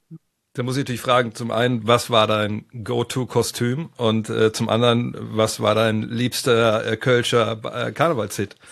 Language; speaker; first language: German; native; German